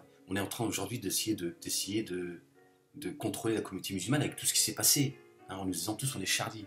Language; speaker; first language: French; native; French